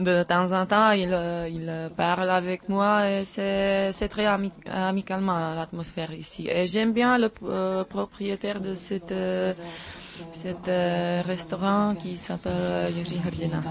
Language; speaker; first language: French; non-native, learner; Czech